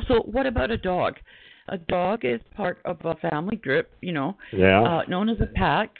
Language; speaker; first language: English; native; English